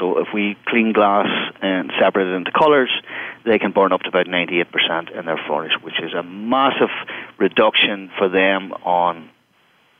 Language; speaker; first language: English; native; English